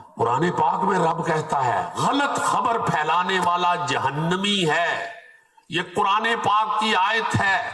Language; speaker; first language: Urdu; non-native, local second language; Punjabi